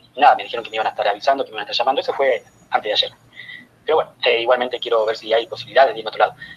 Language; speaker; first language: Spanish; native; Spanish